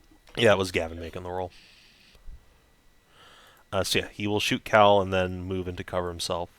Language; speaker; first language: English; native; English